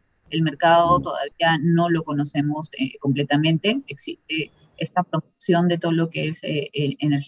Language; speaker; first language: Spanish; native; Spanish